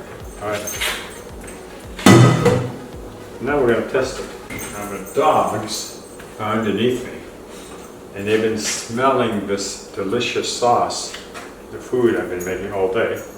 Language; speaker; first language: English; native; English